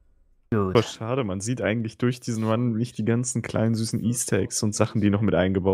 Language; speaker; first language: German; native; German